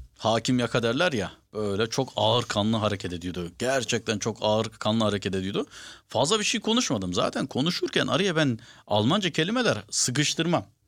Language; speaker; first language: Turkish; early bilingual, heritage; Turkish